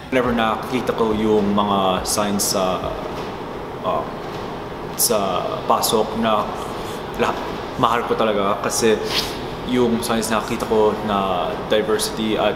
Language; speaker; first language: Filipino; early bilingual, heritage; Filipino